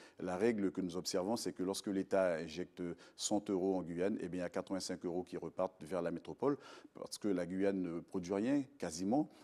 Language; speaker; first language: French; native; French